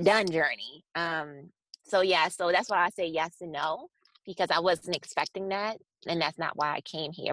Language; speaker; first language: English; native; English